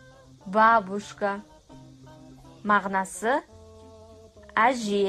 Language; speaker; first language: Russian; non-native, fluent; Kazakh